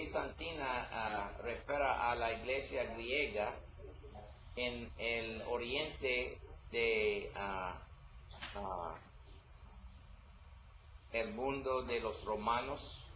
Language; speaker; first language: Spanish; non-native, learner; English